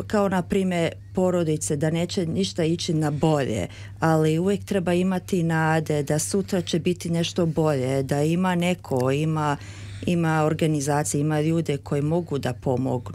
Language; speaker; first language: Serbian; early bilingual, heritage; Serbian